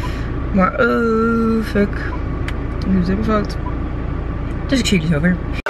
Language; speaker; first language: Dutch; native; Dutch